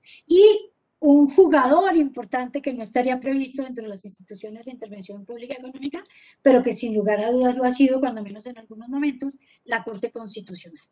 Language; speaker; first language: Spanish; native; Spanish